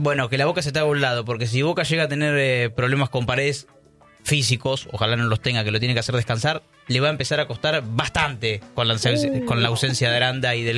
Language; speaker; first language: Spanish; native; Spanish